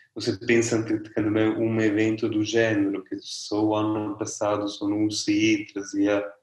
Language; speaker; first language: Portuguese; non-native, fluent; Italian